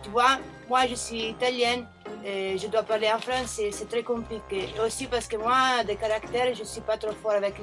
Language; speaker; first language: French; non-native, learner; Italian